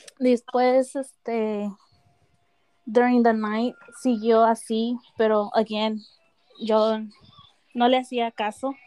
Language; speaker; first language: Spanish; early bilingual, heritage; Spanish